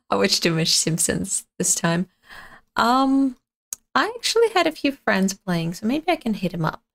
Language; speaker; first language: English; non-native, fluent; Russian